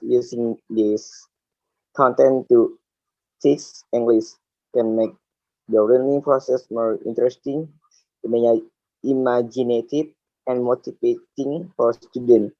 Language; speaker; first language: English; non-native, learner; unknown